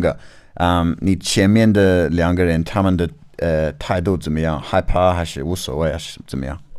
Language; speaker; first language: Chinese; non-native, learner; English